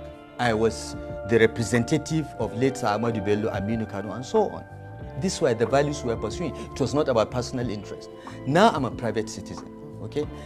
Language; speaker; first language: English; non-native, local second language; Hausa